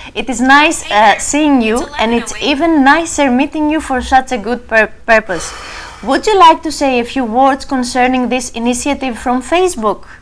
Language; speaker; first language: English; non-native, fluent; Greek